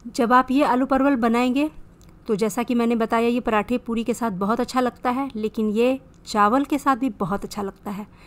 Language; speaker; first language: Hindi; native; Hindi